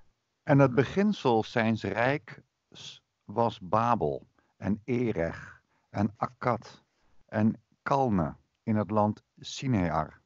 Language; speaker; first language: Dutch; native; Dutch